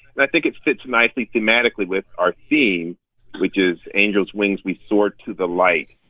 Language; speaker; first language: English; native; English